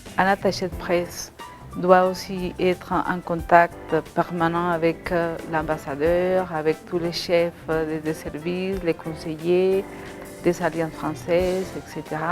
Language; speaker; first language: French; non-native, fluent; Spanish